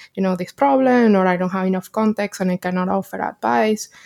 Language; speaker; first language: English; non-native, fluent; Spanish